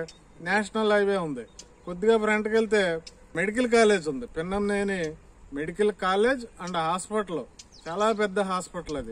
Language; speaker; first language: Telugu; native; Telugu